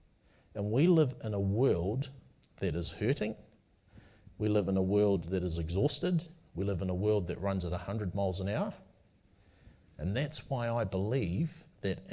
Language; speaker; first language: English; native; English